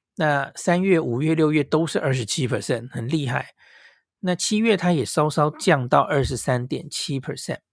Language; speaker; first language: Chinese; native; Chinese